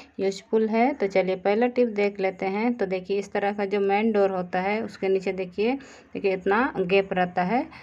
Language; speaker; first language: Hindi; native; Hindi